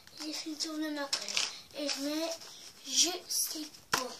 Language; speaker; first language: French; native; French